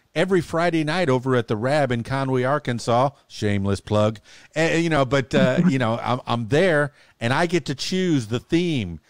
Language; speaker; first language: English; native; English